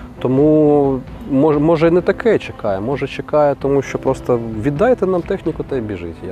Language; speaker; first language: Ukrainian; non-native, local second language; Russian